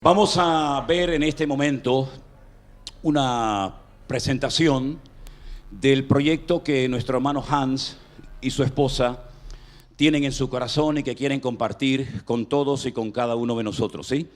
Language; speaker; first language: Spanish; native; Spanish